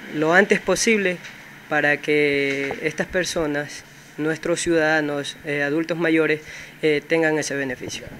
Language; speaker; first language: Spanish; native; Spanish